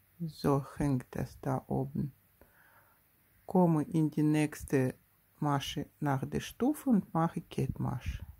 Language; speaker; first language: German; non-native, learner; Russian